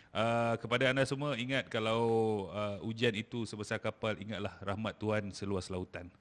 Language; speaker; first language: Malay; native; Malay